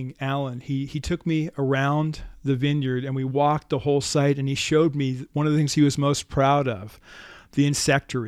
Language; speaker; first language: English; native; English